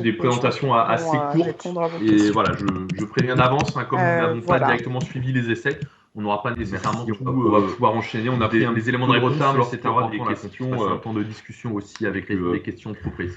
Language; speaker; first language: French; native; French